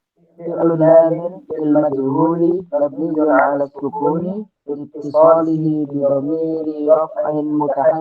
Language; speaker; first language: Arabic; non-native, learner; Indonesian